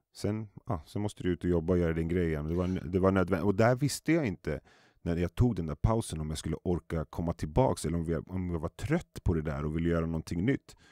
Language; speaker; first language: Swedish; early bilingual, other home language; Arabic